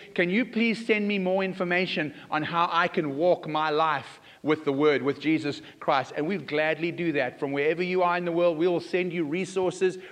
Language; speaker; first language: English; native; English